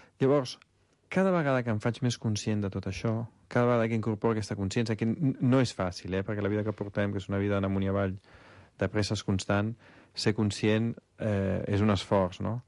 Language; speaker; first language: Catalan; non-native, fluent; Italian